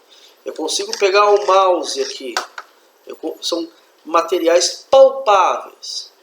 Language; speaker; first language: Portuguese; native; Portuguese